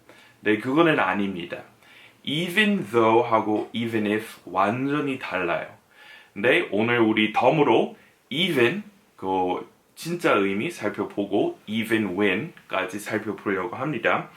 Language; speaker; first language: Korean; non-native, fluent; English